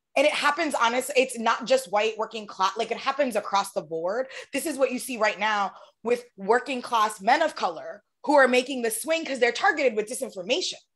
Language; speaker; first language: English; native; English